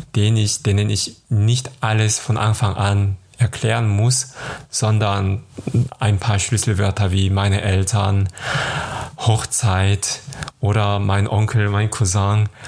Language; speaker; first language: German; non-native, fluent; Korean